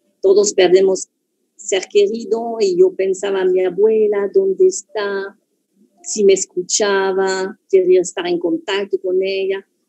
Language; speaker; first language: Spanish; non-native, fluent; French